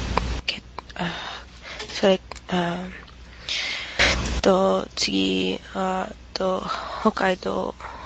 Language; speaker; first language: Japanese; non-native, learner; English